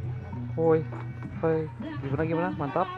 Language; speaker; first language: Indonesian; non-native, local second language; Sundanese